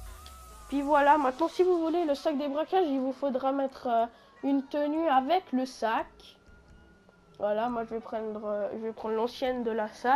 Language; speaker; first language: French; native; French